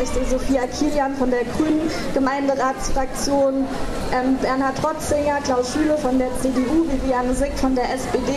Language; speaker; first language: German; native; German